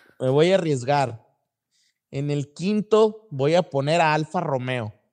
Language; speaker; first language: Spanish; native; Spanish